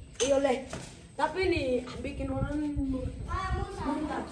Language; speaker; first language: Indonesian; non-native, local second language; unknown